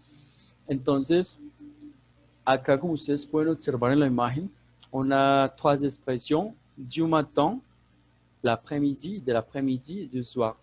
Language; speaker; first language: French; non-native, fluent; Spanish